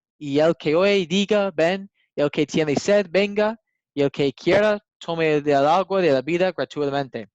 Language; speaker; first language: Spanish; non-native, learner; English